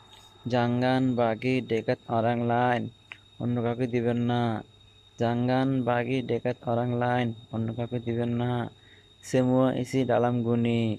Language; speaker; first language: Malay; non-native, learner; Bangla